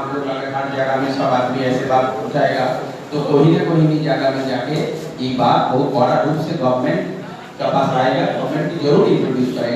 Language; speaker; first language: Hindi; non-native, local second language; Bangla